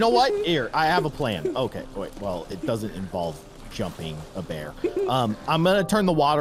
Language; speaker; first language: English; native; English